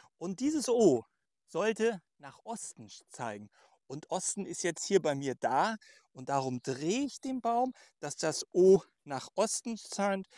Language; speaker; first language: German; native; German